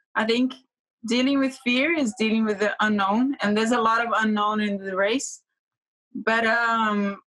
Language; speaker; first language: English; non-native, fluent; Portuguese